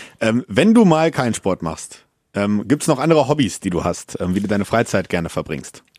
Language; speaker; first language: German; native; German